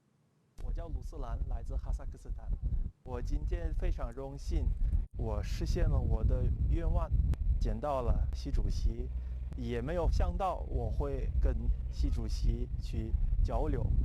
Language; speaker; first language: Chinese; non-native, fluent; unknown